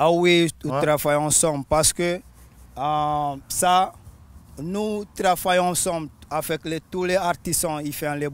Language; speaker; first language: French; non-native, local second language; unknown